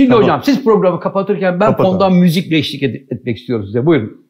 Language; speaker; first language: Turkish; native; Turkish